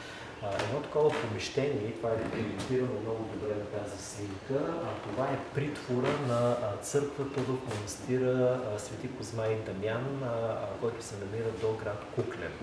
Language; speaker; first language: Bulgarian; native; Bulgarian